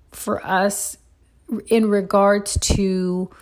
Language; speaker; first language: English; early bilingual, other home language; Spanish